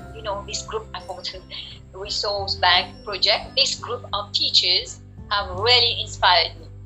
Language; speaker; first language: English; non-native, fluent; French